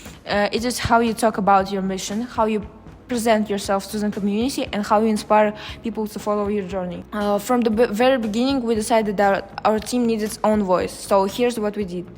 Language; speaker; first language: English; non-native, fluent; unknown